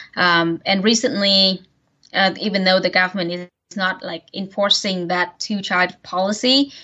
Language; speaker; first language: English; non-native, fluent; Vietnamese